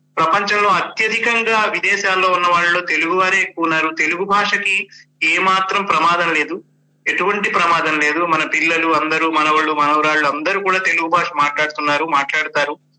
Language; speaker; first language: Telugu; native; Telugu